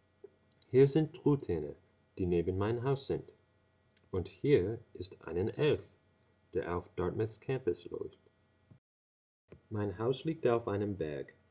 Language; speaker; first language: German; non-native, learner; English